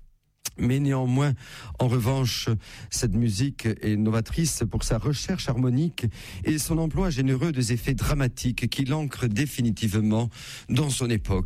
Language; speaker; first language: French; native; French